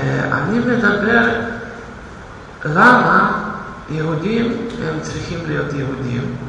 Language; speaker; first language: Hebrew; non-native, fluent; Russian